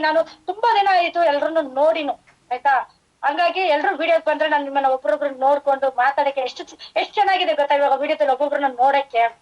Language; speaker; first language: Kannada; non-native, fluent; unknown